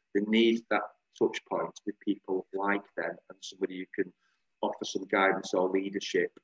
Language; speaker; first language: English; native; English